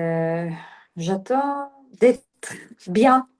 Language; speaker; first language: French; non-native, learner; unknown